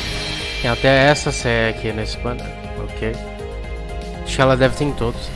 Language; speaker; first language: Portuguese; native; Portuguese